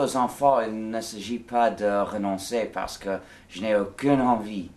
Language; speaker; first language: French; non-native, fluent; English